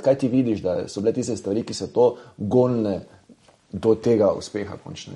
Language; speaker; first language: Slovenian; native; Slovenian